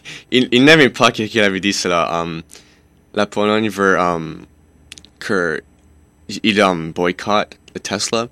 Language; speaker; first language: French; non-native, local second language; English